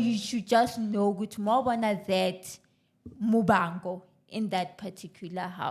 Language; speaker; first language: English; non-native, local second language; Zulu